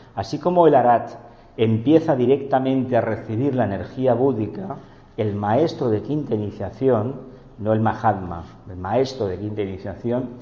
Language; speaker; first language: Spanish; native; Spanish